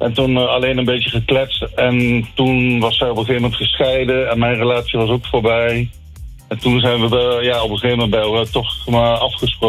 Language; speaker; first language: Dutch; native; Dutch